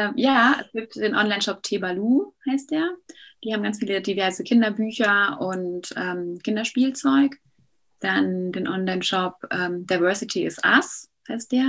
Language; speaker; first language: German; native; German